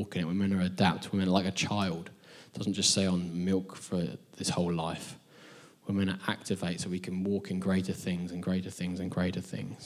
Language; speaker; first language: English; native; English